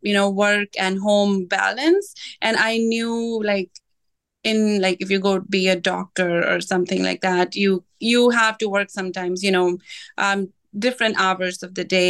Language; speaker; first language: English; non-native, local second language; Punjabi